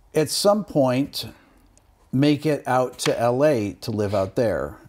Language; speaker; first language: English; native; English